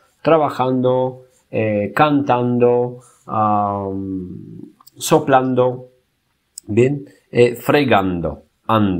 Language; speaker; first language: Spanish; non-native, fluent; Bulgarian